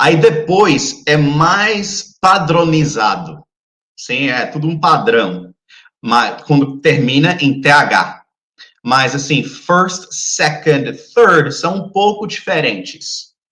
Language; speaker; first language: Portuguese; non-native, fluent; English